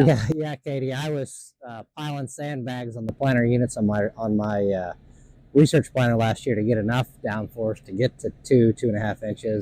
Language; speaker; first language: English; native; English